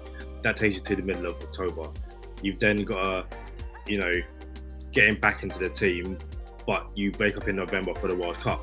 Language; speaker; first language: English; native; English